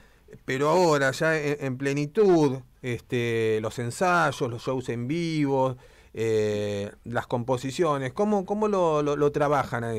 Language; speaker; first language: Spanish; native; Spanish